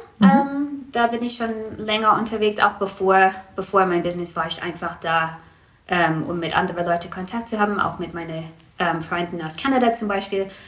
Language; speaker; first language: German; non-native, fluent; English